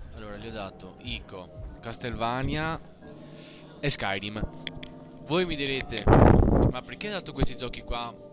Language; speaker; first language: Italian; native; Italian